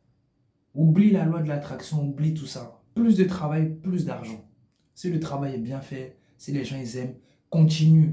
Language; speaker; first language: French; native; French